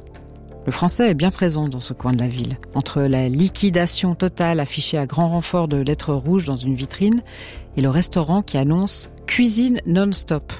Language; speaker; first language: French; native; French